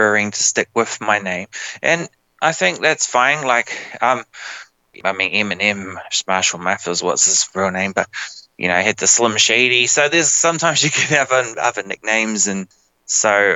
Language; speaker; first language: English; native; English